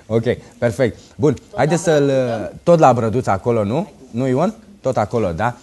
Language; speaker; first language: Romanian; native; Romanian